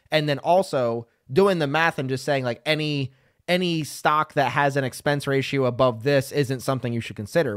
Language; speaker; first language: English; native; English